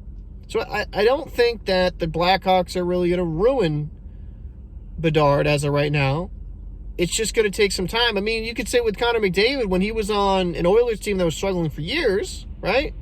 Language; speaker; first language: English; native; English